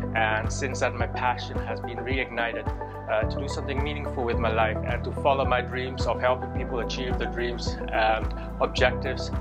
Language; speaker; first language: English; non-native, fluent; Dutch